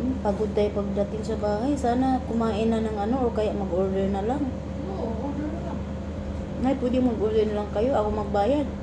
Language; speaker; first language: Filipino; non-native, local second language; Cebuano